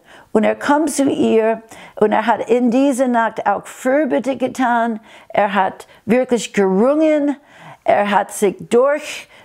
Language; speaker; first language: German; non-native, fluent; English